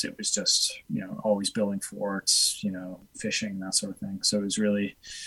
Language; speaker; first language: English; native; English